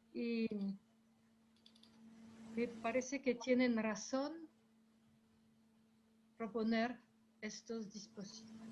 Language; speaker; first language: Spanish; non-native, fluent; French